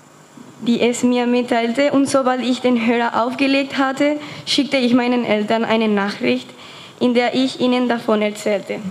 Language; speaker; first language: German; non-native, fluent; Spanish